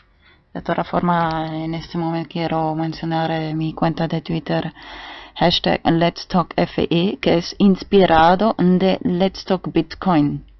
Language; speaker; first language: Spanish; non-native, fluent; German